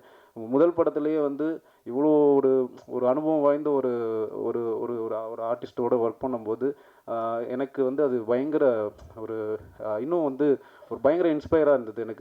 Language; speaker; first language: Tamil; native; Tamil